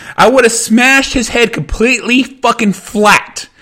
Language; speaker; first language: English; early bilingual, other home language; Spanish